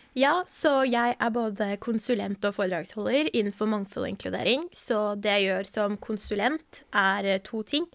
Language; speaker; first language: Norwegian; early bilingual, other home language; Persian